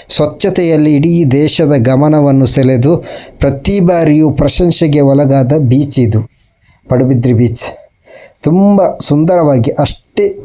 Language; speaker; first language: Kannada; native; Kannada